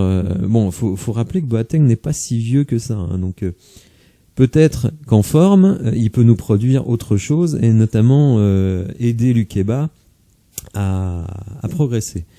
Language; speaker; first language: French; native; French